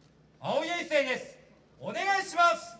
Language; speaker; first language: Japanese; native; Japanese